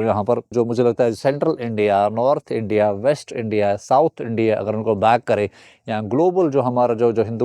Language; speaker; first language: Hindi; native; Hindi